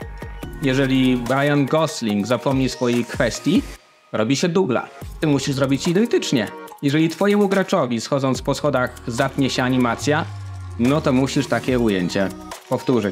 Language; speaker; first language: Polish; native; Polish